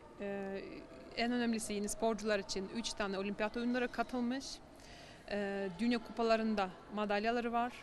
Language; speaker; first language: Turkish; non-native, fluent; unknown